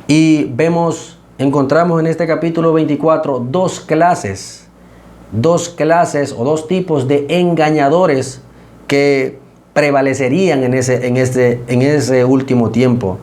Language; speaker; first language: Spanish; native; Spanish